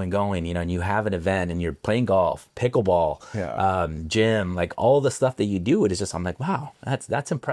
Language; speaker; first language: English; native; English